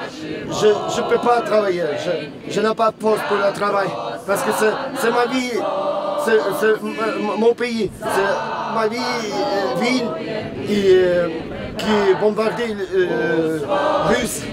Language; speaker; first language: French; non-native, learner; Ukrainian